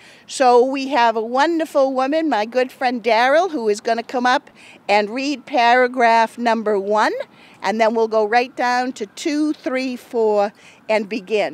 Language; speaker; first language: English; native; English